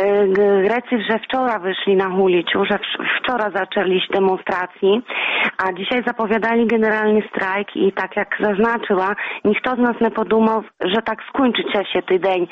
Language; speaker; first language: Polish; non-native, local second language; Belarusian